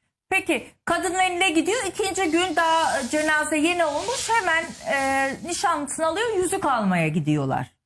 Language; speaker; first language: Turkish; native; Turkish